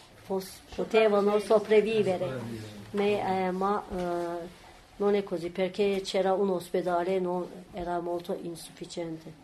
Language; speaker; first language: Italian; non-native, learner; Turkish